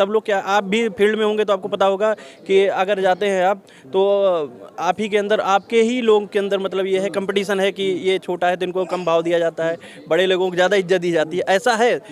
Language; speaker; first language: Hindi; native; Hindi